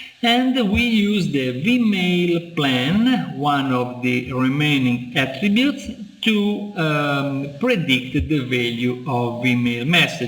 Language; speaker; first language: English; non-native, fluent; Italian